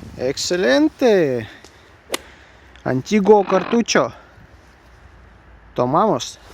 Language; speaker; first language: Spanish; non-native, learner; Russian